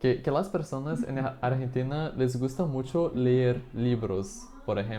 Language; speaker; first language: Spanish; non-native, fluent; Portuguese